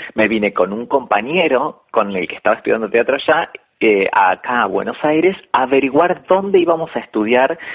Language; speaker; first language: Spanish; native; Spanish